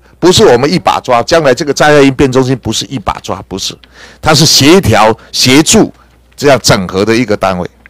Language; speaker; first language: Chinese; native; Chinese